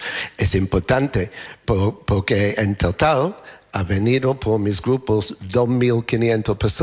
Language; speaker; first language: Spanish; non-native, fluent; English